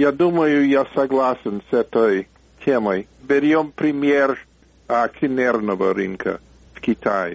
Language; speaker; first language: Russian; non-native, fluent; English